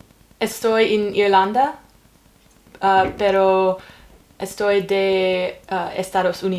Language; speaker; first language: Spanish; non-native, learner; English